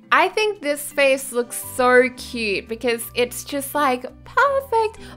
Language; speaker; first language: English; native; English